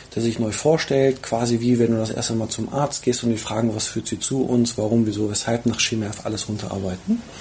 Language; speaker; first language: German; early bilingual, other home language; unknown